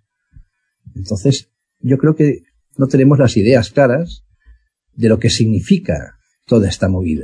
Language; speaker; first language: Spanish; native; Spanish